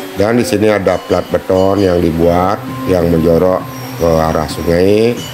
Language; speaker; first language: Indonesian; non-native, local second language; Balinese